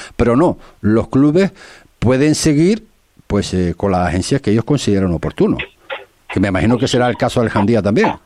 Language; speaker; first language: Spanish; native; Spanish